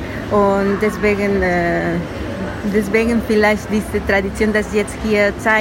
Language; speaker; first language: German; non-native, learner; Spanish